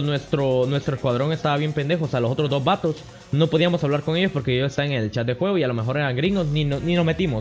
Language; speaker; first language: Spanish; native; Spanish